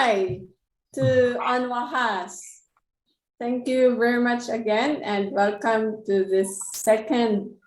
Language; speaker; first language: English; non-native, local second language; Filipino